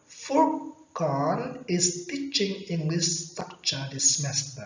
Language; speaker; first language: English; non-native, fluent; Indonesian